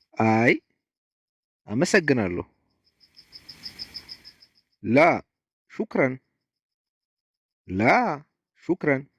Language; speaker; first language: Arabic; non-native, fluent; Amharic